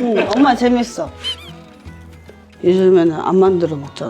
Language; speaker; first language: Korean; native; Korean